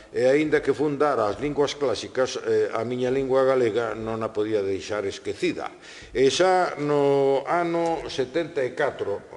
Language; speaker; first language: Galician; non-native, local second language; Spanish